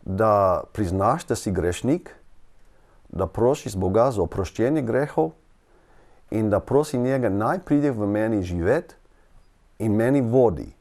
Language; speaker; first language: Slovenian; non-native, learner; English